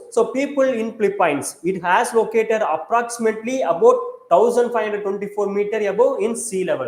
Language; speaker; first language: English; non-native, local second language; Tamil